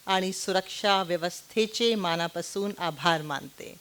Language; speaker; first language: Marathi; non-native, local second language; Hindi